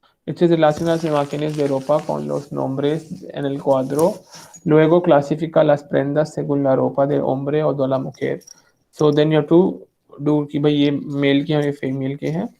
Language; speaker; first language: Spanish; non-native, fluent; Hindi